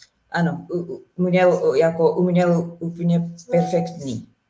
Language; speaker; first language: Czech; non-native, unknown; Japanese